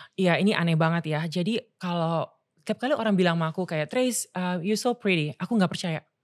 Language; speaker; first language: Indonesian; native; Indonesian